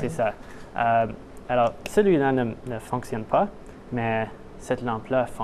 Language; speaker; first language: French; non-native, local second language; English